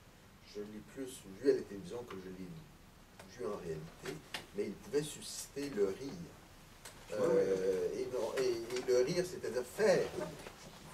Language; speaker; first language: French; native; French